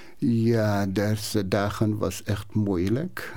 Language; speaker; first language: Dutch; non-native, learner; Persian